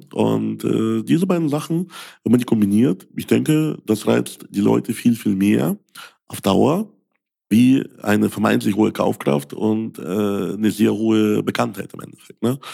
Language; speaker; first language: German; early bilingual, other home language; Russian